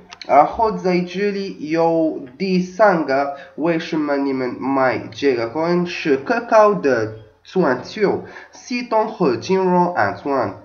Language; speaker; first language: Chinese; non-native, learner; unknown